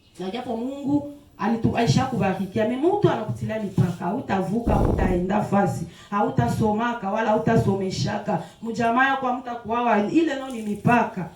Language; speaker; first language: Swahili; native; Swahili